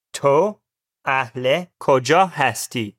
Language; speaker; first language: Persian; non-native, learner; English